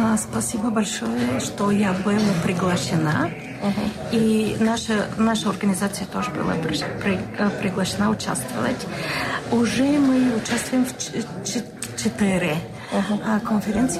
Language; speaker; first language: Russian; non-native, learner; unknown